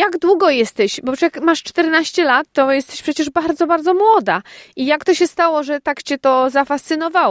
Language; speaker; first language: Polish; native; Polish